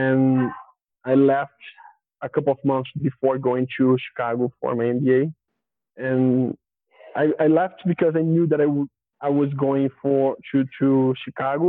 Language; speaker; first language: English; non-native, fluent; Portuguese